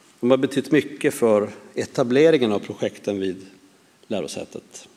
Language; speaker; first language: Swedish; native; Swedish